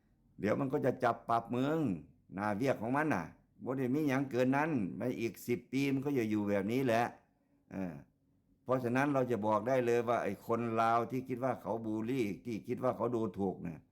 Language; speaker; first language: Thai; non-native, local second language; Lao